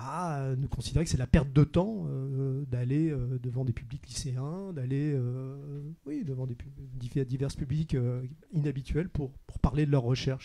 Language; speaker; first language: French; native; French